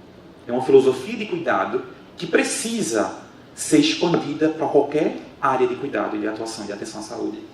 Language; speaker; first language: Portuguese; native; Portuguese